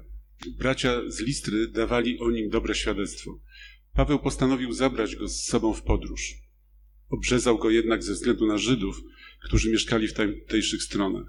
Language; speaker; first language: Polish; native; Polish